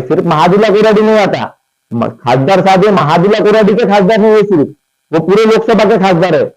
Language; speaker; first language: Hindi; non-native, local second language; Marathi